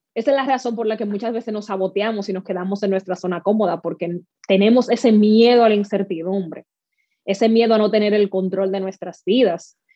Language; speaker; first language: Spanish; native; Spanish